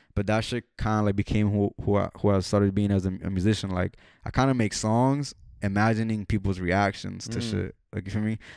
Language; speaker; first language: English; native; English